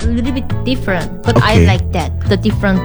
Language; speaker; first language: English; non-native, learner; Korean